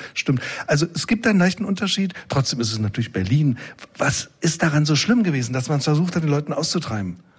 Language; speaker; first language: German; native; German